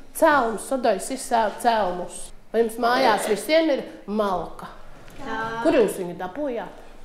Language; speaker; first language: Latvian; native; Latvian